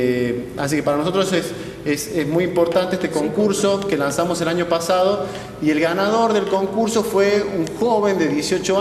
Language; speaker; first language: Spanish; native; Spanish